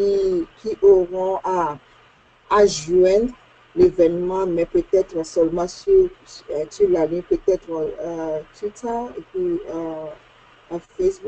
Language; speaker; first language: French; non-native, fluent; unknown